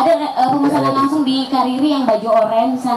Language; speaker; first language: Indonesian; native; Indonesian